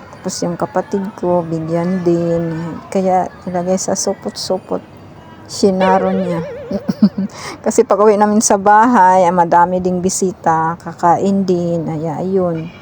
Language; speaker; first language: Filipino; non-native, local second language; Cebuano